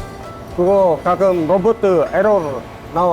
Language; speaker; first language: Korean; non-native, learner; Indonesian